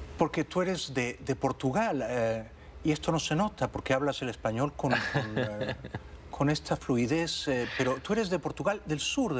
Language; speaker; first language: Spanish; native; Spanish